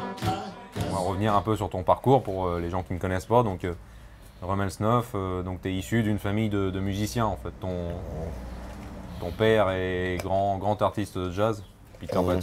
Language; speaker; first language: French; native; French